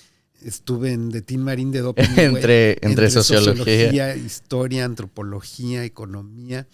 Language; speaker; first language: Spanish; native; Spanish